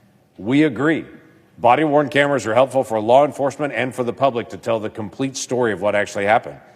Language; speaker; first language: English; native; English